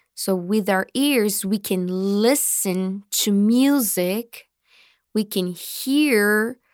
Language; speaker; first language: English; non-native, fluent; Portuguese